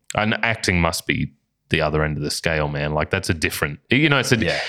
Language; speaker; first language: English; native; English